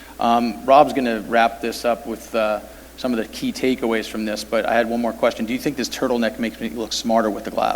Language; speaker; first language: English; native; English